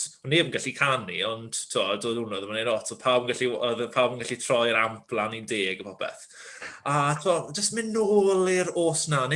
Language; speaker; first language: Welsh; native; Welsh